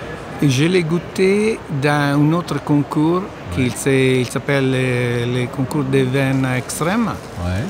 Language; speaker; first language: French; non-native, learner; Italian